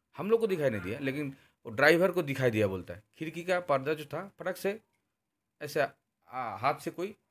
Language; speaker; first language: Hindi; non-native, local second language; Bangla